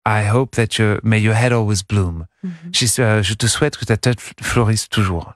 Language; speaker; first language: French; non-native, fluent; English